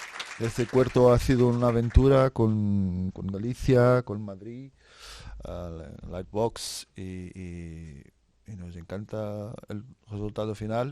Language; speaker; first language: Spanish; non-native, fluent; Portuguese